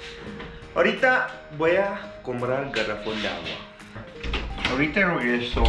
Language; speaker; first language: Spanish; non-native, fluent; Arabic